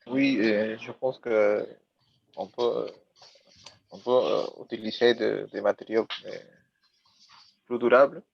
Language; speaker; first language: French; non-native, learner; Spanish